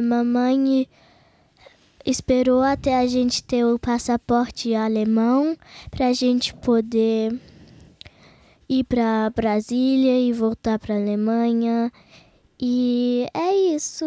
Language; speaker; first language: Portuguese; early bilingual, heritage; Portuguese